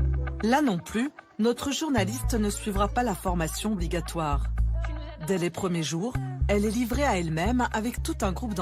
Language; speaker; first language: French; native; French